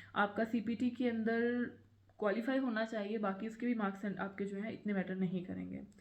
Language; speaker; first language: Hindi; native; Hindi